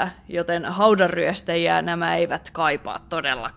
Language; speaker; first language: Finnish; native; Finnish